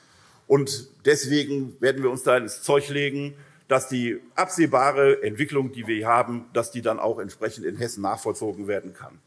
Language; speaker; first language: German; native; German